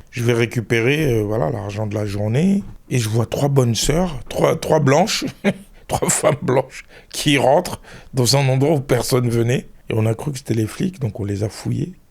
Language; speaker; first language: French; early bilingual, other home language; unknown